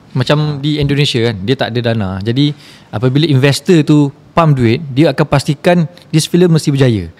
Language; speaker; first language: Malay; native; Malay